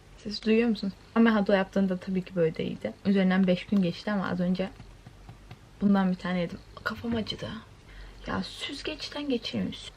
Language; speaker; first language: Turkish; native; Turkish